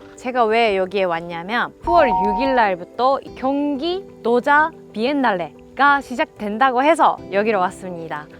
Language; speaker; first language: Korean; non-native, fluent; Japanese